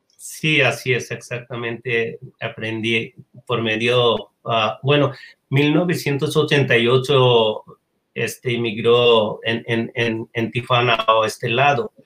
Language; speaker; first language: Spanish; non-native, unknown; Bangla